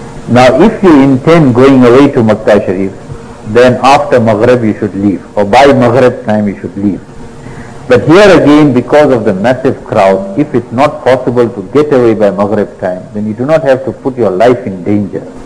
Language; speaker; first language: English; native; English